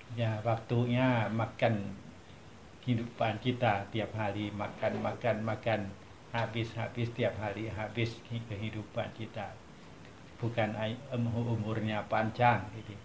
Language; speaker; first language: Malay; non-native, learner; Thai